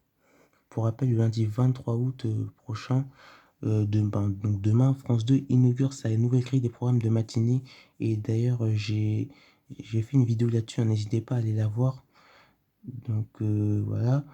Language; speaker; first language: French; native; French